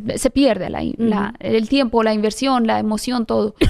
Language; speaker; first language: Spanish; non-native, fluent; Persian